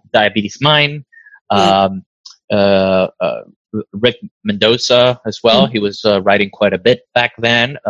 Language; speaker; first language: English; non-native, fluent; Spanish